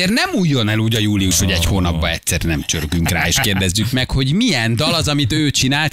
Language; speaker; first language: Hungarian; native; Hungarian